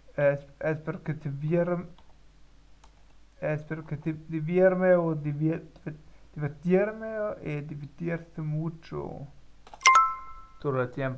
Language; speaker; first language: Spanish; non-native, learner; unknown